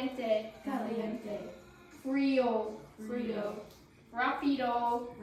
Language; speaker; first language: Spanish; non-native, learner; English